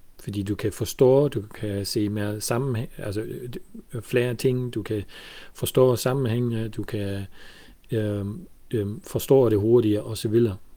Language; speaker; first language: Danish; non-native, fluent; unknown